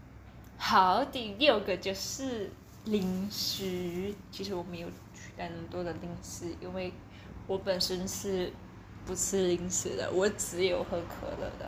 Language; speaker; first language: Chinese; early bilingual, heritage; Chinese